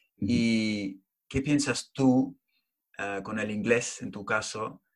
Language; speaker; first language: Spanish; non-native, learner; English